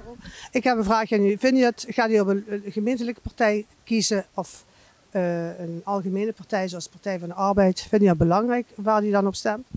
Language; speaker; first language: Dutch; native; Dutch